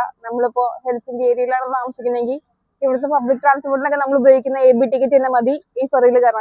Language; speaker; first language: Malayalam; native; Malayalam